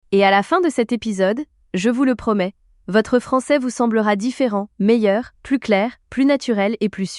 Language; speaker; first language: French; native; French